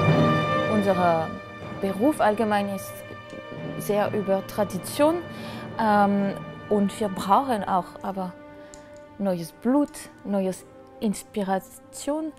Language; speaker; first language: German; non-native, fluent; French